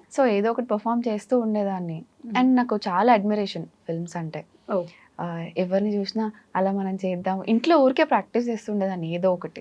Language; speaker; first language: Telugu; native; Telugu